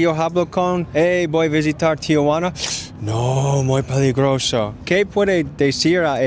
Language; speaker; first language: Spanish; non-native, learner; English